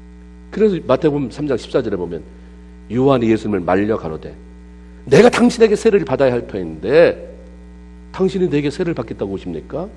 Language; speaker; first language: Korean; native; Korean